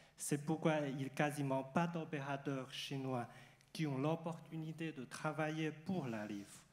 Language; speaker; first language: French; non-native, fluent; Chinese